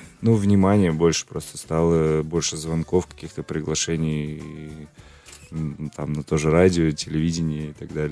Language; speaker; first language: Russian; native; Russian